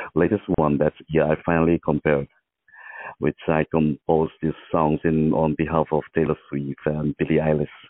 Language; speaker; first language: English; non-native, local second language; Mizo